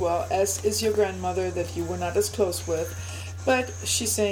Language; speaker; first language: English; non-native, fluent; German